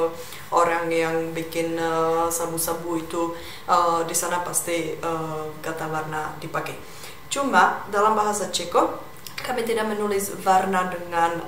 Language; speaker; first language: Indonesian; non-native, fluent; Czech